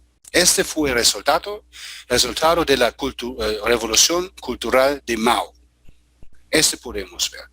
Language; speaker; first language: Spanish; non-native, fluent; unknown